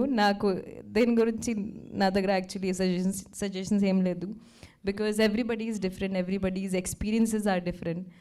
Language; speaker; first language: Telugu; non-native, fluent; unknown